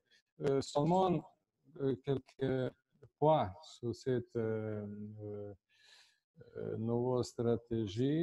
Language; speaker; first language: French; non-native, fluent; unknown